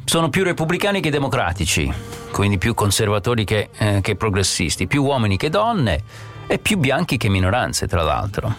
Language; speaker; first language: Italian; non-native, fluent; English